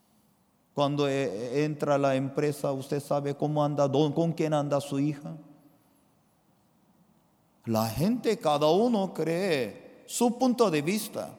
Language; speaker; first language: Spanish; non-native, fluent; Korean